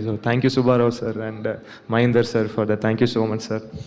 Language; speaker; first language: Telugu; non-native, learner; Tamil